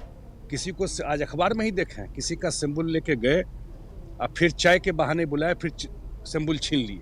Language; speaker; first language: Hindi; native; Hindi